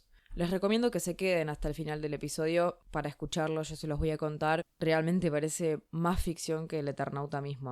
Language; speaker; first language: Spanish; native; Spanish